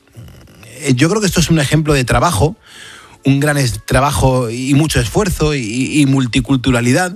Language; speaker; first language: Spanish; native; Spanish